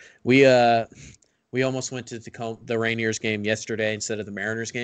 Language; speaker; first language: English; native; English